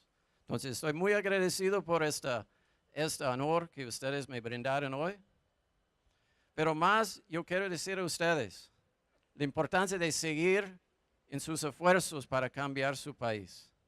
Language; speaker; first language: Spanish; non-native, fluent; English